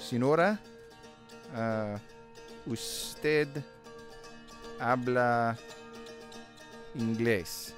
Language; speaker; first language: Spanish; non-native, learner; English